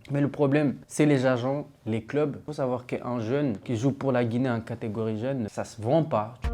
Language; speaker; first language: French; non-native, local second language; Fula